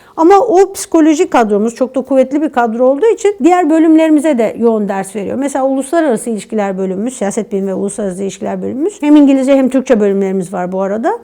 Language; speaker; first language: Turkish; native; Turkish